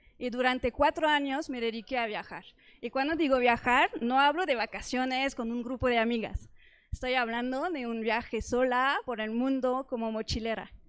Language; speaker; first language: Spanish; non-native, fluent; French